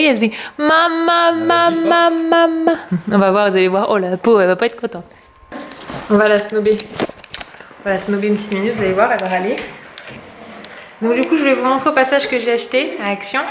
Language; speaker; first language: French; native; French